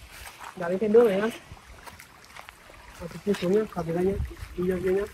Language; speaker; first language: Vietnamese; native; Vietnamese